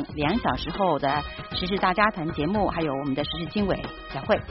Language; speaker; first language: Chinese; native; Chinese